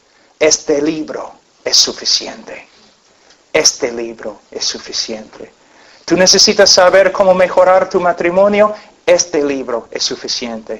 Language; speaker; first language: Spanish; non-native, fluent; English